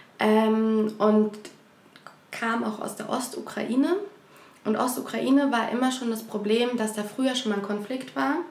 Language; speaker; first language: German; native; German